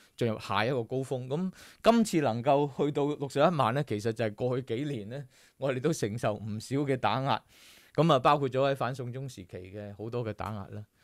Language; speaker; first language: Cantonese; native; Cantonese